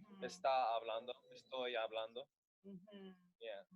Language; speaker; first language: Spanish; non-native, fluent; English